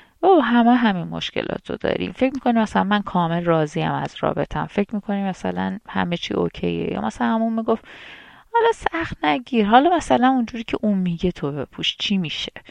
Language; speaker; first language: Persian; native; Persian